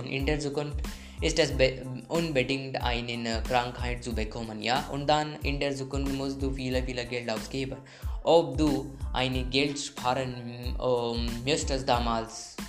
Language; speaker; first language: German; non-native, learner; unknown